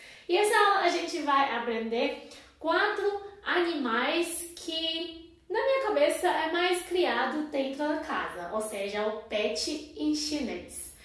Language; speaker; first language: Portuguese; non-native, fluent; Chinese